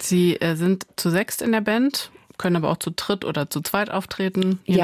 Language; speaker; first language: German; native; German